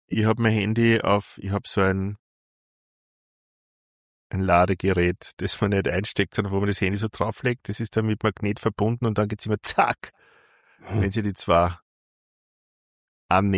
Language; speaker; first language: German; native; German